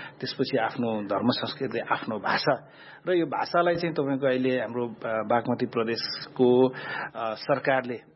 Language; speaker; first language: Nepali; non-native, local second language; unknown